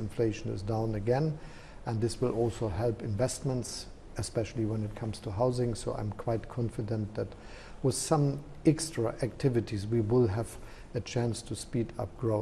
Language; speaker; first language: English; non-native, fluent; German